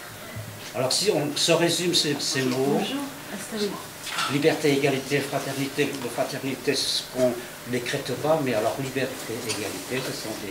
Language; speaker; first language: French; non-native, fluent; Vietnamese